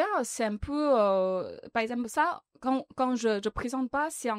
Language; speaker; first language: French; non-native, learner; Chinese